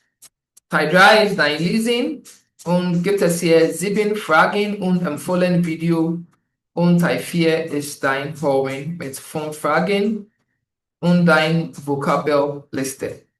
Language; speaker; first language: German; non-native, fluent; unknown